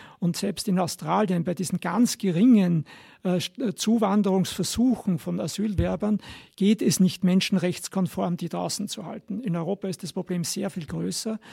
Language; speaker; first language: German; native; German